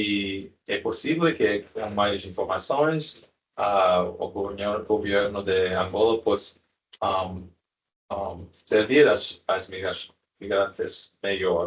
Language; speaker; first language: Portuguese; non-native, learner; Spanish